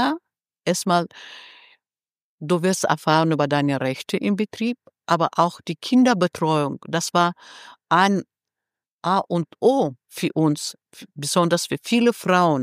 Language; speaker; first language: German; non-native, fluent; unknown